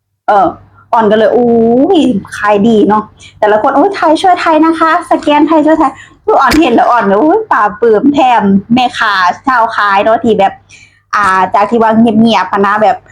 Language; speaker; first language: Thai; non-native, local second language; Lao